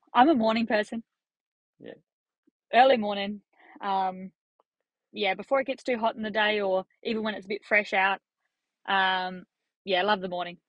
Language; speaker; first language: English; native; English